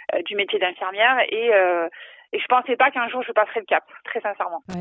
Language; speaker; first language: French; native; French